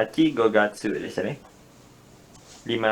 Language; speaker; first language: Japanese; non-native, learner; Indonesian